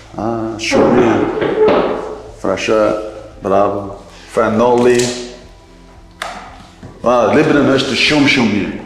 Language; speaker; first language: Albanian; non-native, learner; English